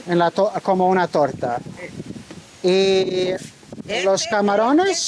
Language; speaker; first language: Spanish; non-native, learner; English